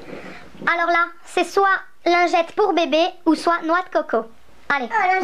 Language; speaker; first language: French; native; French